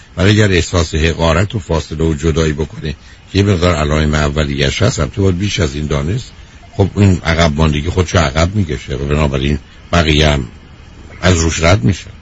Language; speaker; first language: Persian; native; Persian